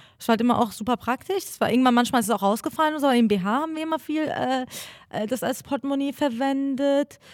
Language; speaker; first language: German; early bilingual, other home language; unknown